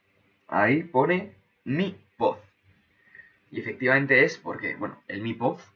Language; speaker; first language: Spanish; native; Spanish